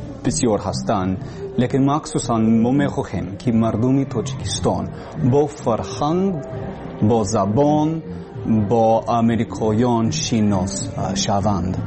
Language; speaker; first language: Persian; non-native, learner; English